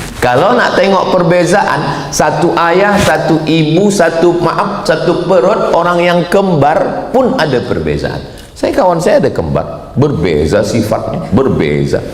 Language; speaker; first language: Malay; native; Malay